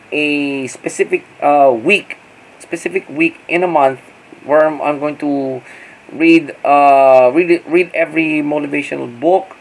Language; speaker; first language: English; non-native, local second language; Filipino